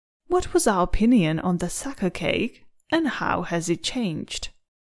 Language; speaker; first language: English; non-native, fluent; Czech